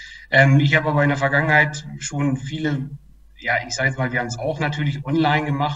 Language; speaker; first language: German; native; German